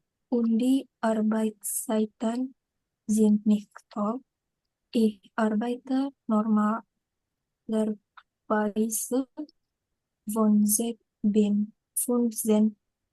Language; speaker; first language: German; non-native, learner; Indonesian